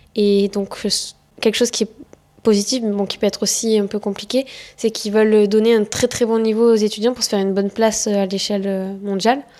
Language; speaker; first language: French; native; French